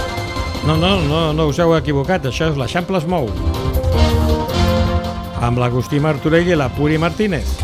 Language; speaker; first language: Catalan; native; Catalan